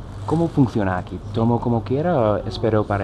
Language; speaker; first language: Spanish; non-native, learner; English